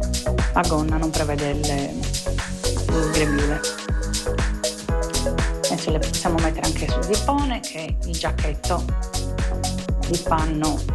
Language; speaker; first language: Italian; native; Italian